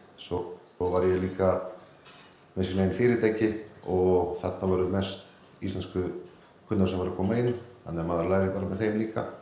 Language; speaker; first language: Icelandic; non-native, fluent; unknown